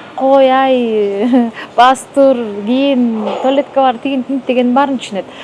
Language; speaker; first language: Kyrgyz; native; Kyrgyz